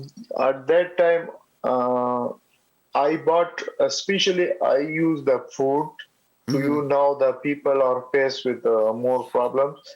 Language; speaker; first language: English; non-native, learner; Pashto